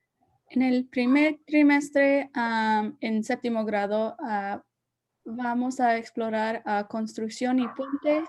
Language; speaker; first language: Spanish; early bilingual, heritage; Spanish